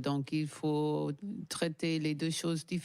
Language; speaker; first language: French; non-native, learner; English